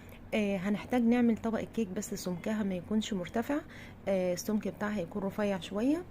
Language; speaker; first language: Arabic; native; Arabic